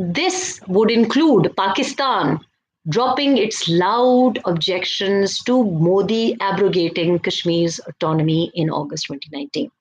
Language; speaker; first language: English; non-native, local second language; Urdu